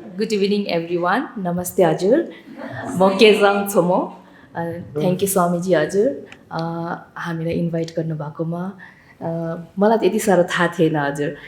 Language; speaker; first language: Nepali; non-native, fluent; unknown